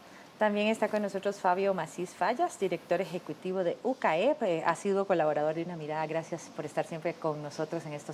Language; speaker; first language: Spanish; native; Spanish